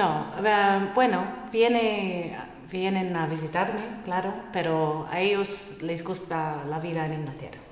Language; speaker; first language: Spanish; non-native, fluent; English